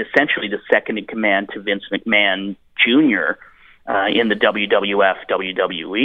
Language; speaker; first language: English; native; English